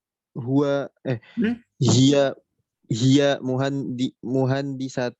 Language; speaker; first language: Arabic; non-native, learner; Indonesian